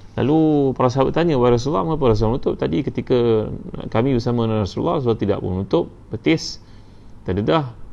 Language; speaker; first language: Malay; native; Malay